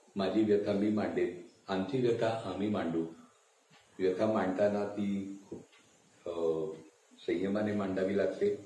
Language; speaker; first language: Marathi; non-native, local second language; Gujarati